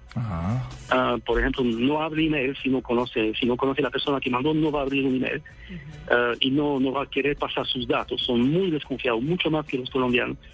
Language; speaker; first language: Spanish; non-native, fluent; Swedish